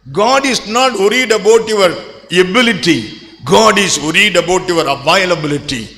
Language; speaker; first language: English; non-native, local second language; Tamil